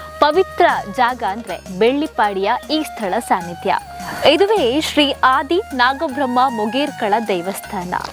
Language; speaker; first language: Kannada; native; Kannada